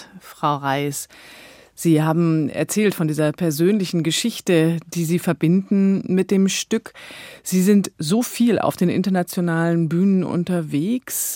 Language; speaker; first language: German; native; German